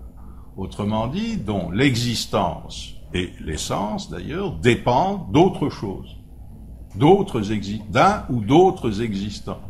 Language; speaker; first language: French; native; French